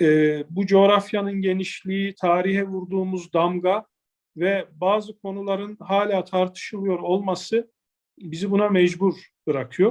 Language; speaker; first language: Turkish; native; Turkish